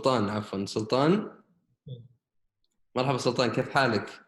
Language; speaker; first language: Arabic; native; Arabic